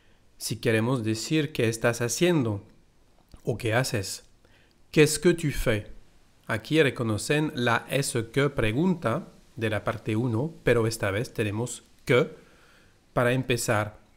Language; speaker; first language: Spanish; non-native, fluent; French